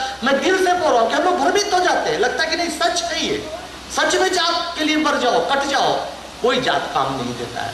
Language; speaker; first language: Hindi; native; Hindi